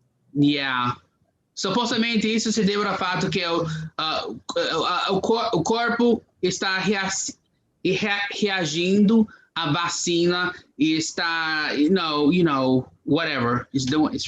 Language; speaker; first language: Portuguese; non-native, fluent; English